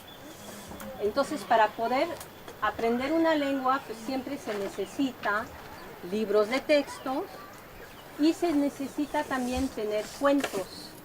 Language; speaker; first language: Spanish; non-native, fluent; French